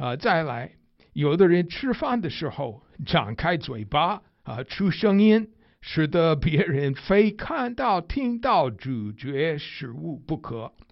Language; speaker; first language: Chinese; non-native, fluent; English